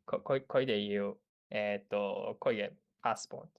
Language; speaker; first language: Cantonese; non-native, learner; Japanese